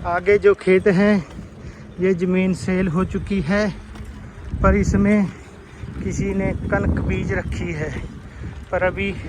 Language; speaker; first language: Hindi; non-native, local second language; Punjabi